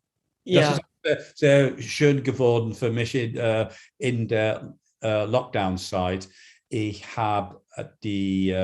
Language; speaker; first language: German; non-native, fluent; English